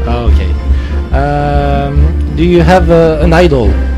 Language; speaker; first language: English; non-native, learner; French